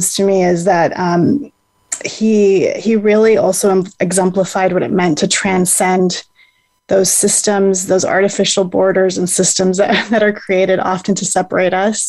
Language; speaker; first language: English; native; English